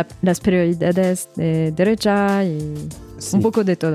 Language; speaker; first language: Spanish; non-native, fluent; French